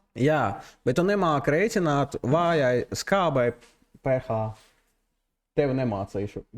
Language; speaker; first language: Latvian; non-native, local second language; Russian